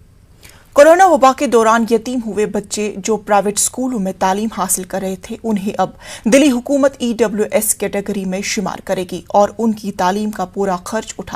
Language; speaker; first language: Hindi; native; Hindi